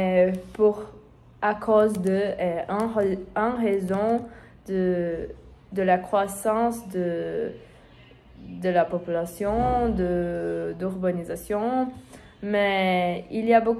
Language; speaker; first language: French; non-native, learner; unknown